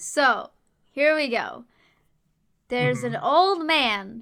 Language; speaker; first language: English; native; English